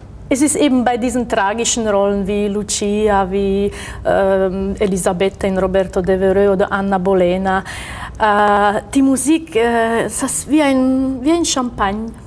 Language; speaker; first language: German; non-native, fluent; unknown